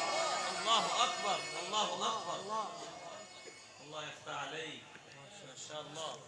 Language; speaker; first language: Arabic; non-native, learner; Urdu